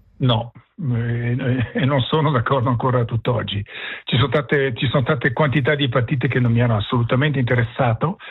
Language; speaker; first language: Italian; early bilingual, heritage; French